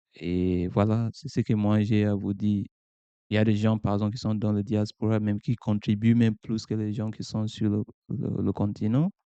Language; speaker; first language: French; non-native, fluent; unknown